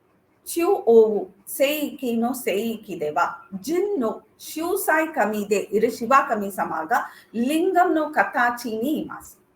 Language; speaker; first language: Japanese; non-native, learner; Tamil